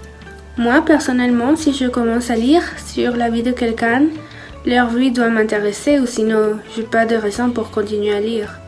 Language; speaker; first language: French; non-native, learner; Spanish